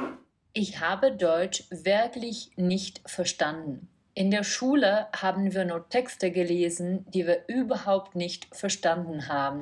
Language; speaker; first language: German; non-native, fluent; Czech